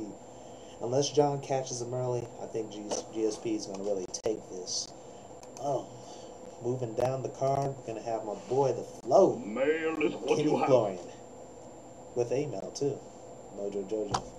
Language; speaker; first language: English; native; English